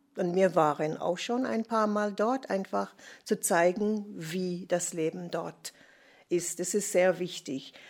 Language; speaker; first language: German; non-native, fluent; English